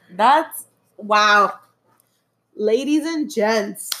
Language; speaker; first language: English; non-native, local second language; Spanish